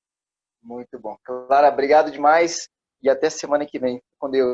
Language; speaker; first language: Portuguese; native; Portuguese